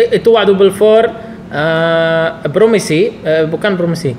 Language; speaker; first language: Indonesian; non-native, learner; Arabic